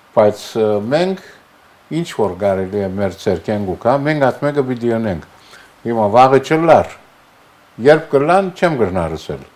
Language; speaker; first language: Armenian; early bilingual, heritage; Armenian